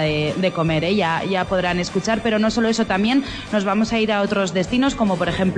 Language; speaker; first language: Spanish; native; Spanish